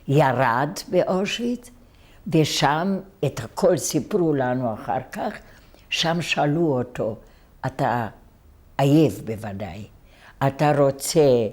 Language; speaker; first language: Hebrew; non-native, fluent; Hungarian